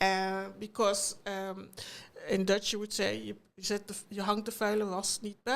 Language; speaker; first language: Dutch; non-native, local second language; Papiamento